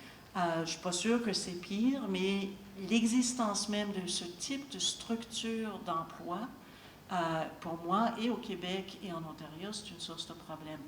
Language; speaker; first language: French; native; French